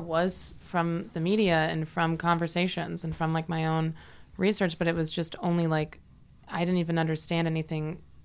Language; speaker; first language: English; native; English